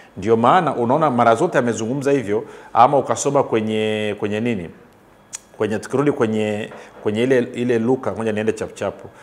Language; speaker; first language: Swahili; native; Swahili